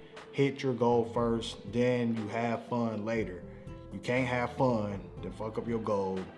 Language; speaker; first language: English; native; English